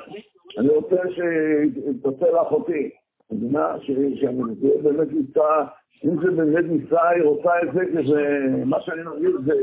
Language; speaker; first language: Hebrew; native; Hebrew